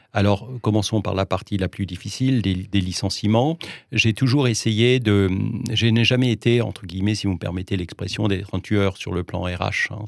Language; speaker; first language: French; non-native, local second language; Swiss German